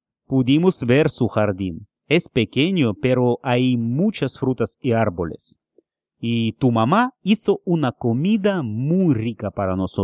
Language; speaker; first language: Spanish; non-native, fluent; Russian